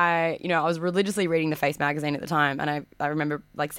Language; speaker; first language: English; native; English